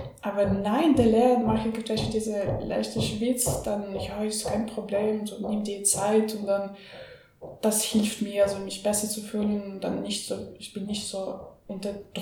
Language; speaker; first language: German; non-native, learner; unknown